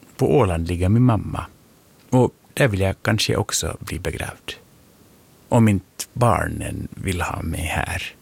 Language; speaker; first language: Swedish; native; Swedish